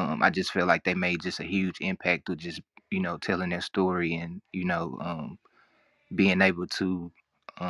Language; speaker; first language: English; native; English